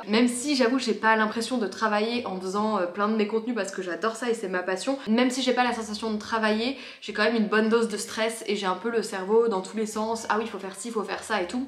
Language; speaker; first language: French; native; French